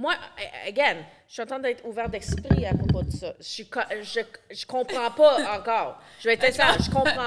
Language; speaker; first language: French; non-native, local second language; English